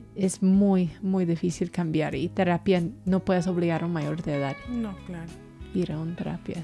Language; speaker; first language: Spanish; non-native, fluent; English